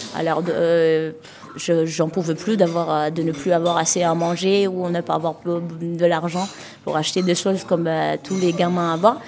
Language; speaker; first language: French; non-native, local second language; Malagasy